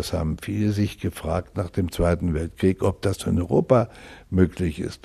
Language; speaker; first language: German; native; German